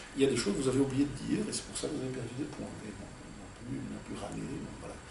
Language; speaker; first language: French; non-native, fluent; Portuguese